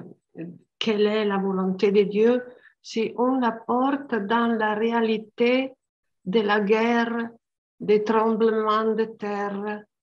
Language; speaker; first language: French; non-native, learner; Italian